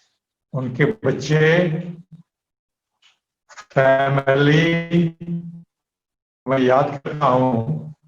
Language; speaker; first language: Hindi; native; Hindi